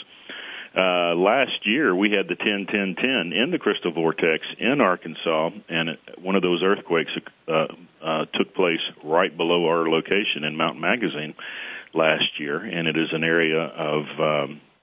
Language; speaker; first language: English; native; English